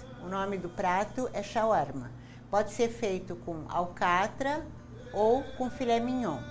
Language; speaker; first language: Portuguese; non-native, fluent; Arabic